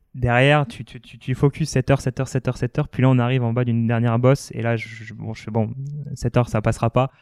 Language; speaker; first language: French; native; French